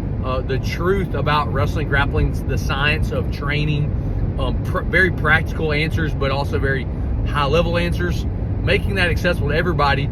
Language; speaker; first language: English; native; English